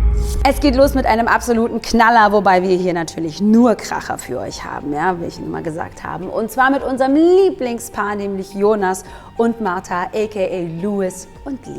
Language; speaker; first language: German; native; German